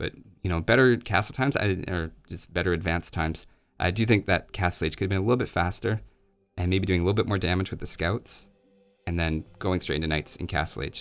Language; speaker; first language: English; native; English